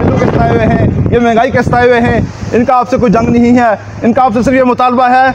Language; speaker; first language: Urdu; non-native, local second language; Pahari-Potwari